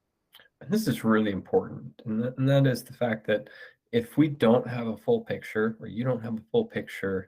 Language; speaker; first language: English; native; English